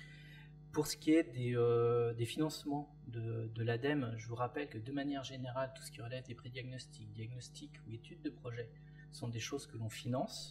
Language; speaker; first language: French; native; French